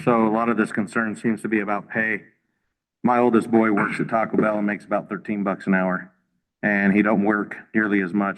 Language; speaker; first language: English; native; English